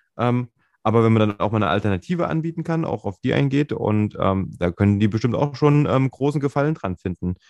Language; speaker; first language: German; native; German